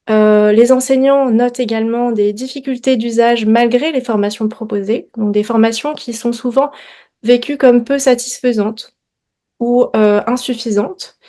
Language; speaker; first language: French; native; French